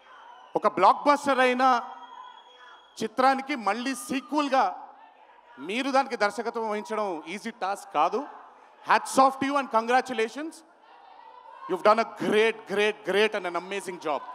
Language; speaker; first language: Telugu; native; Telugu